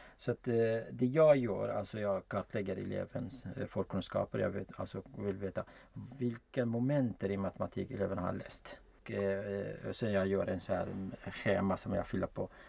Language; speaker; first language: Swedish; non-native, fluent; Arabic